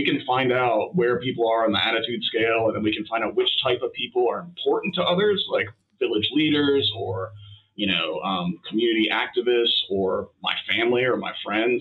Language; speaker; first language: English; native; English